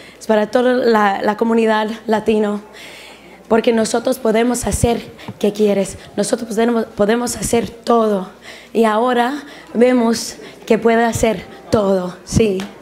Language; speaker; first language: Spanish; early bilingual, heritage; Spanish